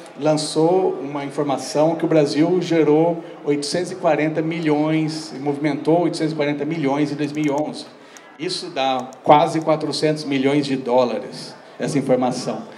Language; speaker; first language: Portuguese; native; Portuguese